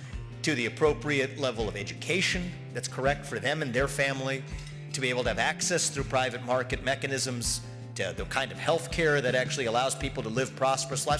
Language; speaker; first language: English; native; English